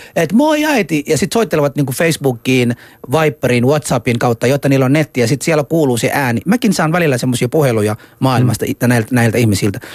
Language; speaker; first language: Finnish; non-native, fluent; Arabic